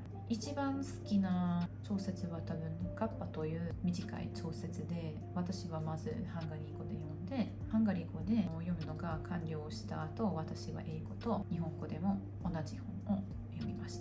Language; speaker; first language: Japanese; non-native, fluent; Hungarian